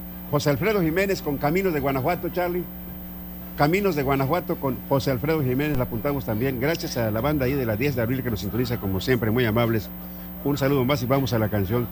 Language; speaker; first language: Spanish; native; Spanish